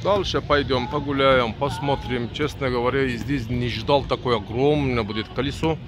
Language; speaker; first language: Russian; non-native, learner; Turkish